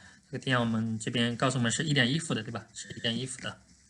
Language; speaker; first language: Chinese; native; Chinese